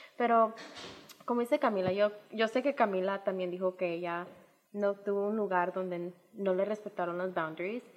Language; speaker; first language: Spanish; early bilingual, heritage; Spanish